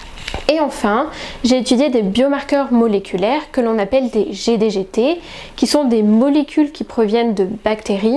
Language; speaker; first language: French; native; French